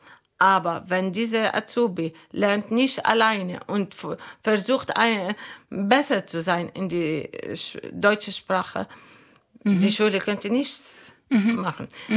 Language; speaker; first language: German; non-native, learner; Arabic